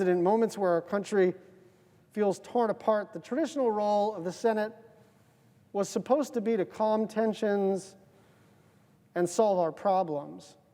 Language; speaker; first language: English; native; English